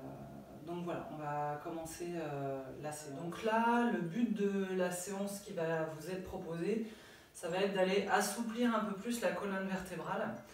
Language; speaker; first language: French; native; French